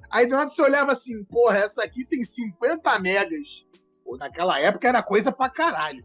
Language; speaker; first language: Portuguese; native; Portuguese